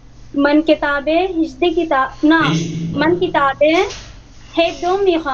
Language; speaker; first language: Persian; non-native, learner; Urdu